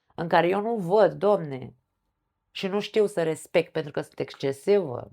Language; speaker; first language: Romanian; native; Romanian